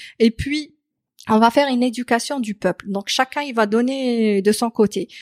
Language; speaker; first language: French; non-native, local second language; Arabic